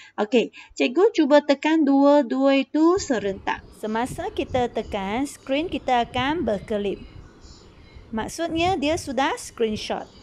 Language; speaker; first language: Malay; non-native, local second language; Chinese